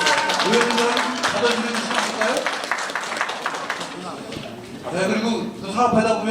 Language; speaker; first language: Korean; native; Korean